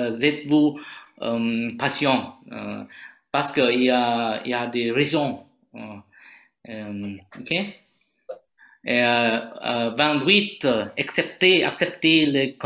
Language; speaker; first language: French; non-native, learner; Vietnamese